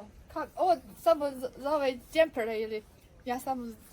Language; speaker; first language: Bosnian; non-native, learner; Chinese